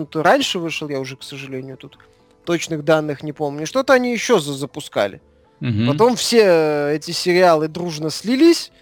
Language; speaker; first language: Russian; native; Russian